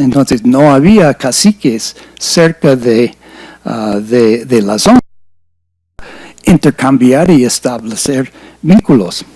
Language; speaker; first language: Spanish; non-native, fluent; English